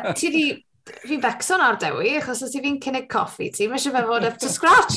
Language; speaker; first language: Welsh; native; Welsh